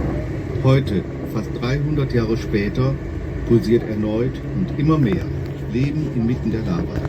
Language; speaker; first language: German; non-native, fluent; Spanish